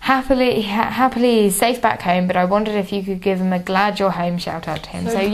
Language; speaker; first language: English; native; English